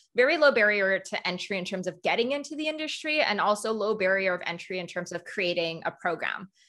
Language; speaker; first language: English; native; English